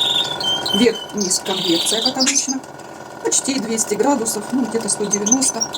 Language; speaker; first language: Russian; native; Russian